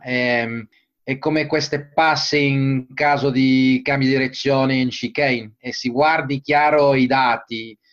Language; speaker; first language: Italian; non-native, fluent; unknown